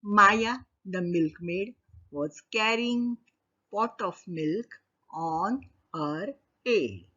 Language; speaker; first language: English; non-native, local second language; Marathi